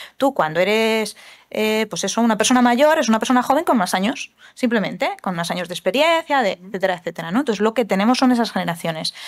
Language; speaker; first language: Spanish; native; Spanish